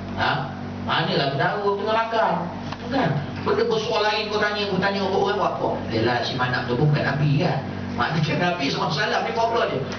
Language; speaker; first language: Malay; native; Malay